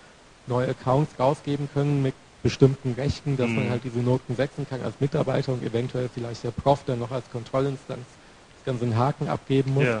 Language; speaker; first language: German; native; German